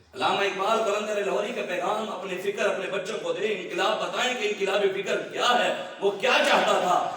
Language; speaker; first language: Urdu; non-native, local second language; Punjabi